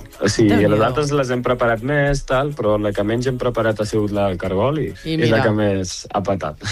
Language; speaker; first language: Catalan; early bilingual, other home language; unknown